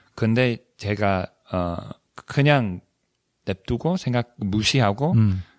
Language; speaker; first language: Korean; non-native, fluent; English